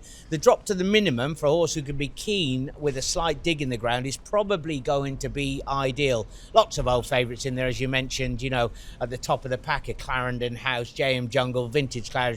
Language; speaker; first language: English; native; English